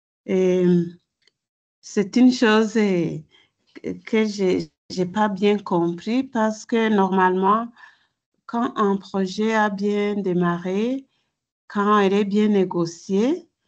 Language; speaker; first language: French; non-native, local second language; Rundi